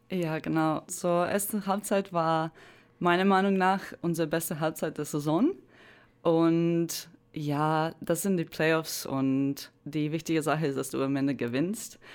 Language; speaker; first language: German; non-native, fluent; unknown